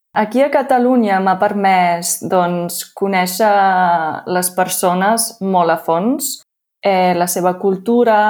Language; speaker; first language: Catalan; non-native, fluent; German